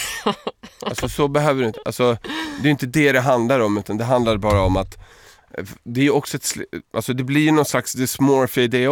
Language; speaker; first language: Swedish; native; Swedish